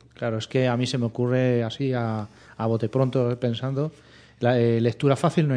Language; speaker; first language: Spanish; native; Spanish